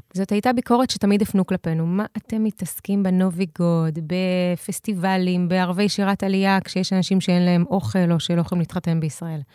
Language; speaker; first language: Hebrew; early bilingual, other home language; Russian